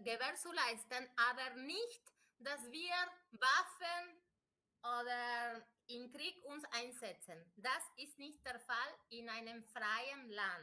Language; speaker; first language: German; non-native, fluent; Spanish